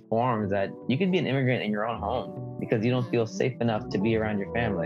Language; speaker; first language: English; early bilingual, other home language; Spanish